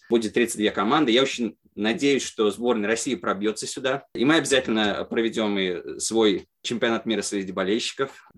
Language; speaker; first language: Russian; native; Russian